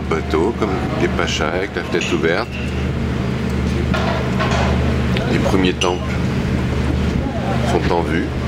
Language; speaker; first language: French; native; French